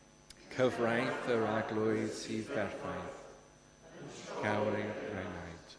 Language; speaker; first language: Welsh; non-native, fluent; English